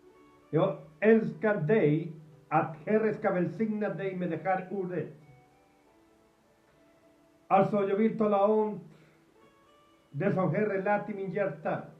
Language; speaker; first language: Swedish; non-native, fluent; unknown